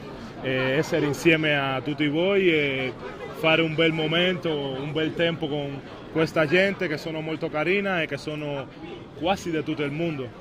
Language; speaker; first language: Italian; non-native, fluent; Spanish